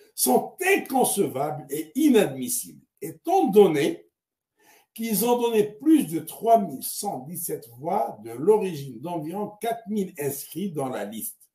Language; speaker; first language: French; non-native, local second language; Arabic